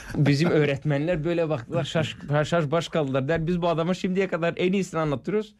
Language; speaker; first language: Turkish; non-native, fluent; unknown